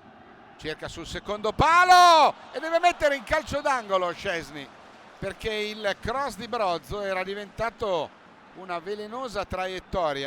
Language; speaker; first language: Italian; native; Italian